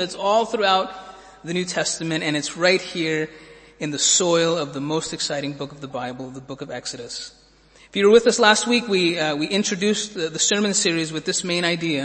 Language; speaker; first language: English; native; English